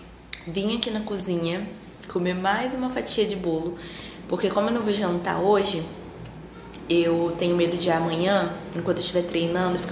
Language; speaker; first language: Portuguese; native; Portuguese